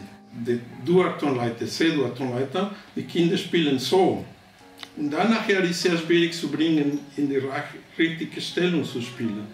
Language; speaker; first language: German; non-native, fluent; Spanish